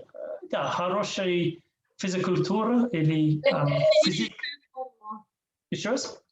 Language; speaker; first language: Russian; non-native, learner; English